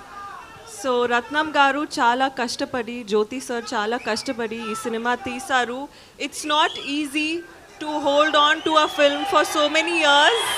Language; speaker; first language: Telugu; non-native, learner; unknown